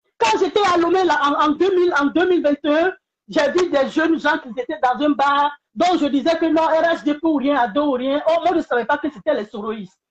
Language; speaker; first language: French; non-native, local second language; Bambara